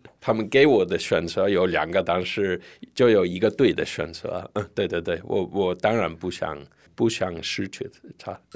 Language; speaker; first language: Chinese; non-native, fluent; Danish